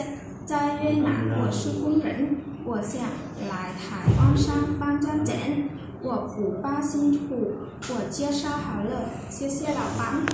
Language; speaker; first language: Chinese; non-native, learner; Vietnamese